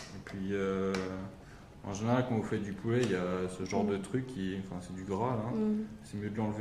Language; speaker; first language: French; native; French